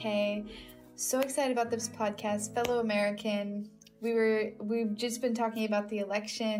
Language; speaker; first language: English; native; English